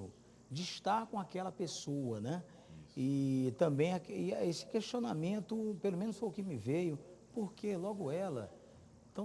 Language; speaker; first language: Portuguese; native; Portuguese